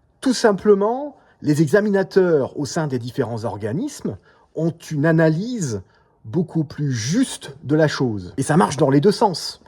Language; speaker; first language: French; non-native, fluent; English